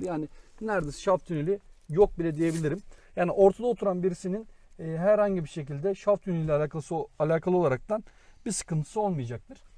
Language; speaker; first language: Turkish; native; Turkish